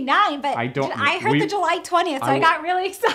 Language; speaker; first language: English; native; English